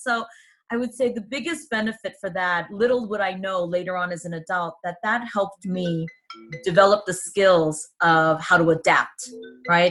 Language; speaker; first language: English; native; English